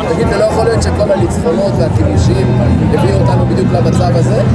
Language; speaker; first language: Hebrew; native; Hebrew